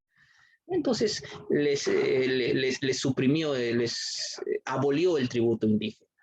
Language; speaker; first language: Spanish; native; Spanish